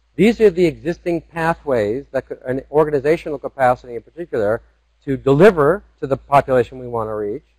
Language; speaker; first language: English; native; English